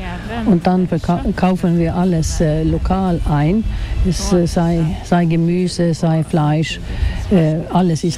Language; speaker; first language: German; non-native, fluent; Swedish